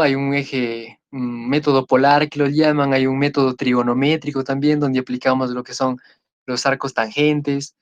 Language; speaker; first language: Spanish; native; Spanish